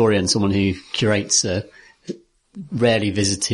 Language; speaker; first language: English; native; English